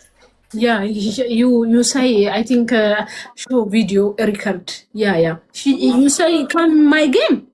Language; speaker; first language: English; non-native, learner; Amharic